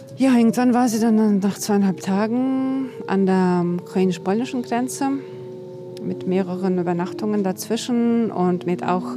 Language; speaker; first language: German; non-native, fluent; Russian